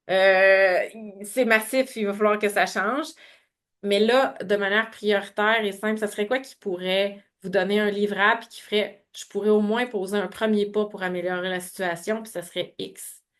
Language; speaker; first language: French; native; French